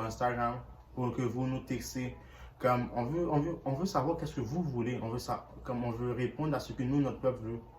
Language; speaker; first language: French; early bilingual, other home language; Haitian Creole